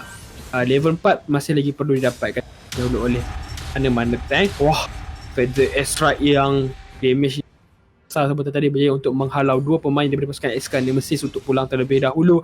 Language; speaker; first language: Malay; native; Malay